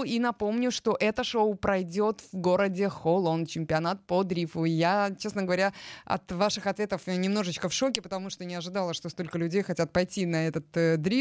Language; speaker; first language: Russian; native; Russian